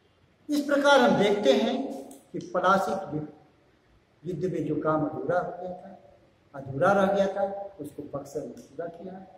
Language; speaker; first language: Hindi; native; Hindi